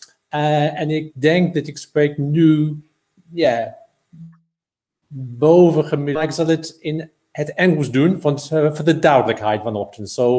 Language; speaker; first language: Dutch; non-native, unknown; English